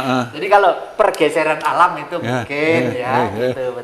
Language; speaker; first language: Indonesian; native; Indonesian